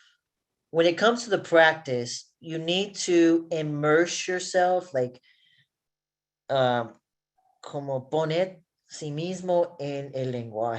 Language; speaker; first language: Spanish; non-native, learner; English